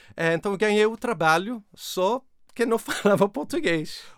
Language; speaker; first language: Portuguese; non-native, fluent; Swedish